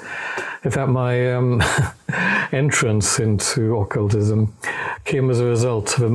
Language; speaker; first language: English; native; English